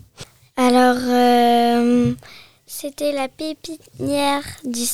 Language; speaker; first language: French; native; French